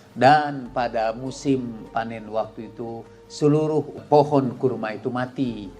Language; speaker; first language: Indonesian; native; Indonesian